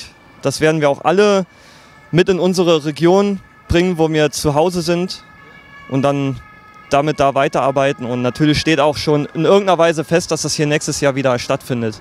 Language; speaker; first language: German; native; German